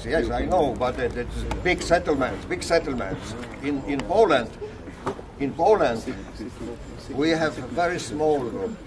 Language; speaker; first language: English; non-native, learner; Polish